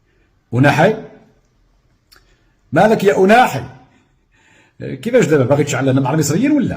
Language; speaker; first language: Arabic; native; Arabic